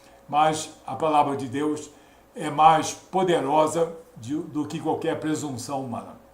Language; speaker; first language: Portuguese; native; Portuguese